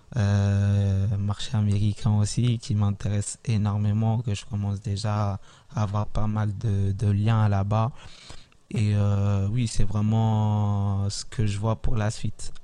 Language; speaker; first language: French; early bilingual, other home language; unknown